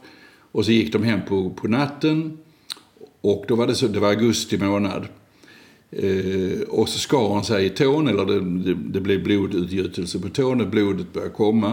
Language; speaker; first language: Swedish; native; Swedish